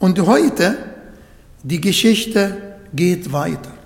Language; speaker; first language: German; non-native, fluent; Arabic